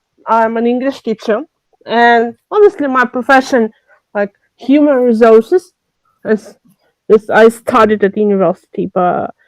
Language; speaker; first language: English; non-native, learner; French